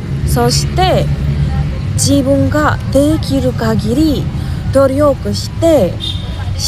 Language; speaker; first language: Japanese; non-native, learner; Indonesian